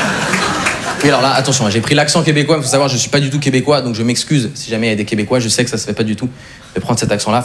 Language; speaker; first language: French; native; French